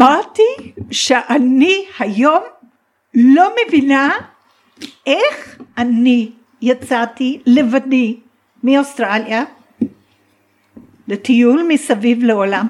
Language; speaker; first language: Hebrew; non-native, fluent; English